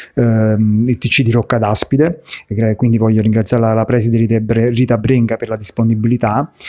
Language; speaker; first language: Italian; native; Italian